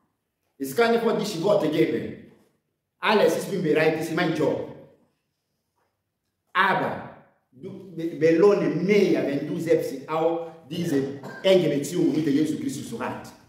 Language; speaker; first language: German; non-native, learner; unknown